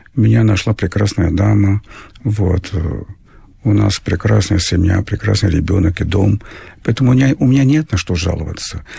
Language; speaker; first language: Russian; non-native, fluent; Portuguese